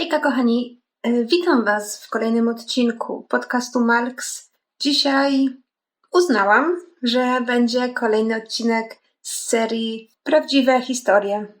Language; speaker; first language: Polish; native; Polish